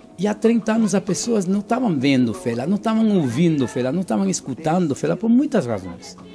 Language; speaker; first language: Portuguese; non-native, fluent; Spanish